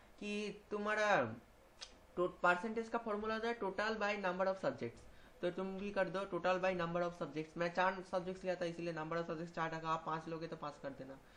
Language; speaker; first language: Hindi; non-native, local second language; Bangla